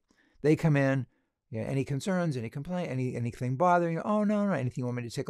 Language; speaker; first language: English; native; English